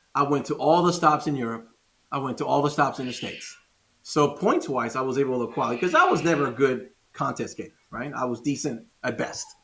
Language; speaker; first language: English; non-native, fluent; Spanish